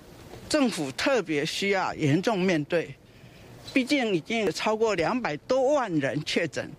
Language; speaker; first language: Chinese; native; Chinese